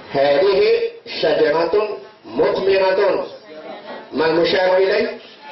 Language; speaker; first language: Arabic; non-native, fluent; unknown